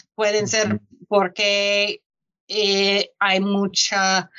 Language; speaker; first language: Spanish; non-native, fluent; English